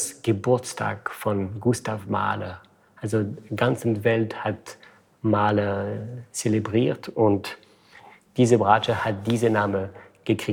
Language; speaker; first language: German; non-native, fluent; French